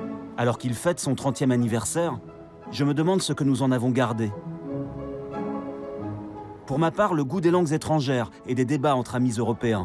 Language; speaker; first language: French; native; French